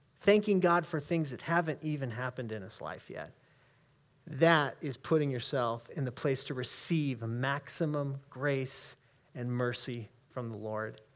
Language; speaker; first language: English; native; English